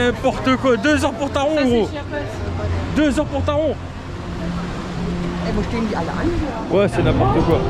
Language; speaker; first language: French; native; French